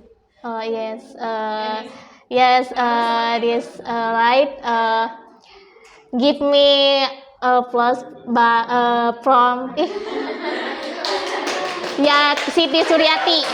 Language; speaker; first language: English; non-native, learner; Indonesian